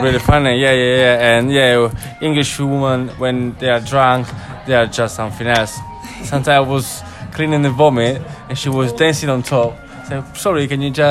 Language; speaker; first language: English; non-native, learner; Italian